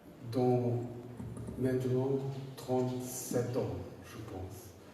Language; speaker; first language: French; non-native, learner; German